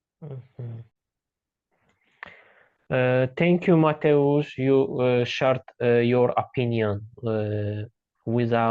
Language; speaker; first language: English; non-native, learner; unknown